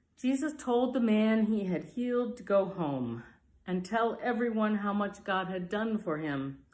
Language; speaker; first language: English; native; English